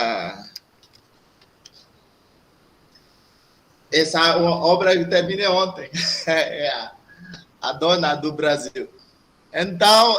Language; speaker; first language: Portuguese; non-native, fluent; Haitian Creole